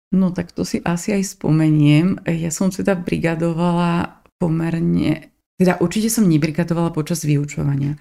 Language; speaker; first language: Slovak; native; Slovak